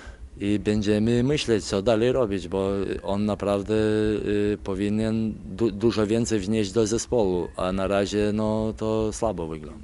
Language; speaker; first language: Polish; non-native, fluent; Lithuanian